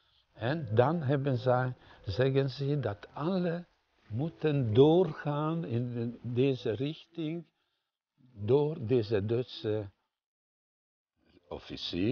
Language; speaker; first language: Dutch; non-native, fluent; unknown